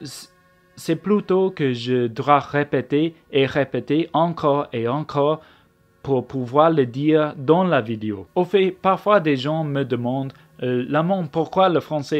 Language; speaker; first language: French; non-native, learner; English